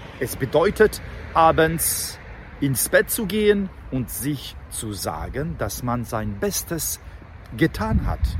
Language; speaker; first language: German; non-native, fluent; French